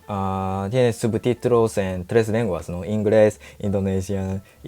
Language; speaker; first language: Spanish; non-native, learner; Japanese